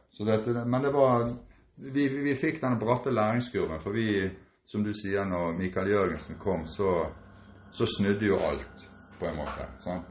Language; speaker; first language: Norwegian; native; Norwegian